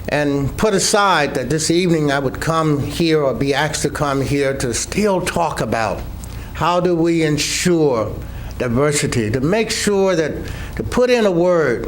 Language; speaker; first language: English; native; English